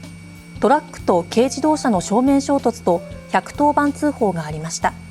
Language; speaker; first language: Japanese; native; Japanese